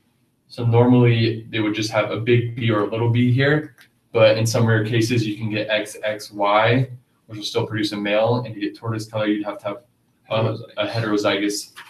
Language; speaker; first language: English; native; English